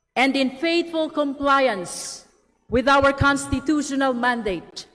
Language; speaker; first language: English; non-native, local second language; Filipino